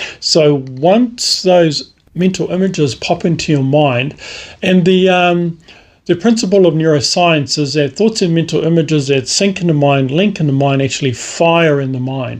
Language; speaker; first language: English; native; English